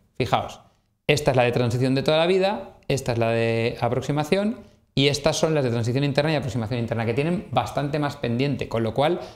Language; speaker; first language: Spanish; native; Spanish